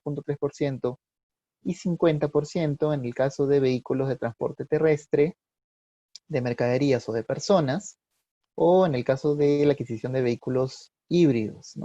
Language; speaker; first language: Spanish; native; Spanish